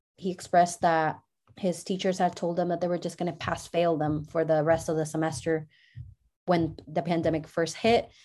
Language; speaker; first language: English; early bilingual, other home language; Spanish